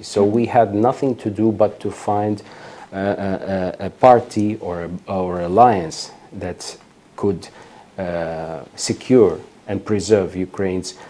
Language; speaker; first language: English; non-native, fluent; Ukrainian